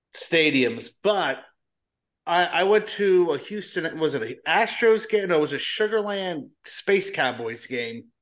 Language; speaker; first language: English; native; English